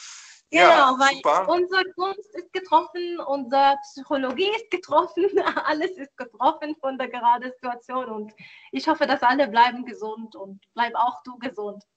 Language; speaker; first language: German; non-native, fluent; Arabic